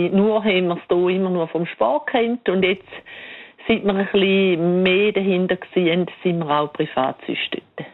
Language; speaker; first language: German; native; German